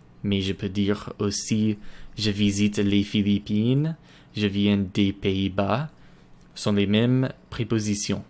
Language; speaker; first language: French; non-native, learner; English